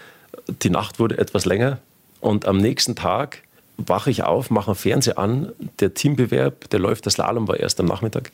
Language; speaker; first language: German; native; German